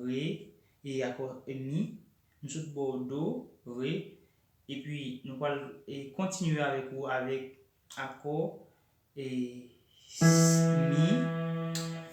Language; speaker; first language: French; non-native, local second language; Haitian Creole